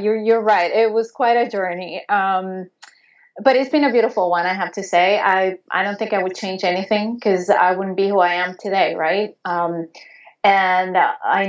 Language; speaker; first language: English; non-native, fluent; Spanish